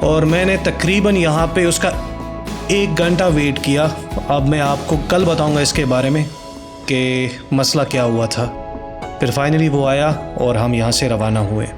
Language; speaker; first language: Urdu; non-native, local second language; Pashto